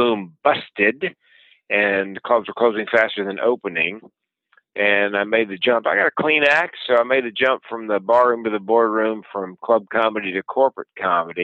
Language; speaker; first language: English; native; English